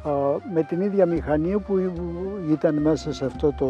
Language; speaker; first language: Greek; native; Greek